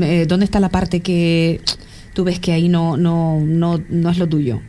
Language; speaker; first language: Spanish; native; Spanish